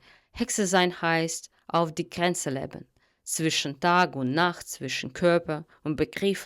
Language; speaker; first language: German; non-native, fluent; Russian